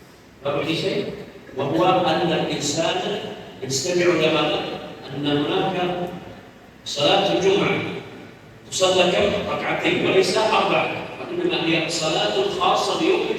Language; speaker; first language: Arabic; native; Arabic